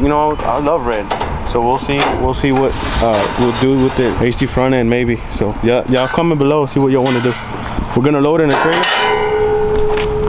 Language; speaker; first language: English; early bilingual, other home language; Spanish